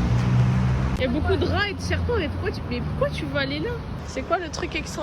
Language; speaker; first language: French; native; French